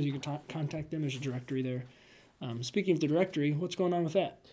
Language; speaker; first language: English; native; English